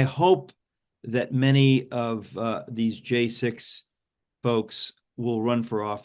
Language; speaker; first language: English; native; English